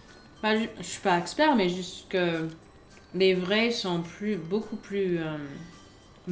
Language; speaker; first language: French; non-native, fluent; English